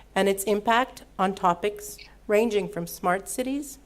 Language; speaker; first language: English; non-native, fluent; Latvian